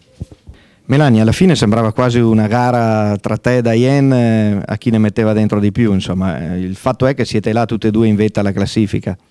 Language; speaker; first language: Italian; native; Italian